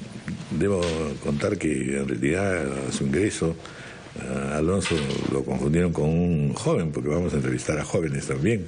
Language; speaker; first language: Spanish; native; Spanish